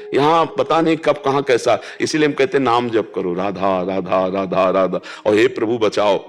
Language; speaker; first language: Hindi; native; Hindi